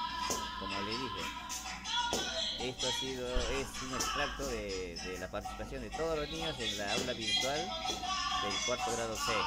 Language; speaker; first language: Spanish; native; Spanish